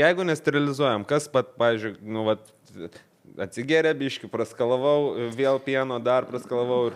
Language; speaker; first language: Lithuanian; native; Lithuanian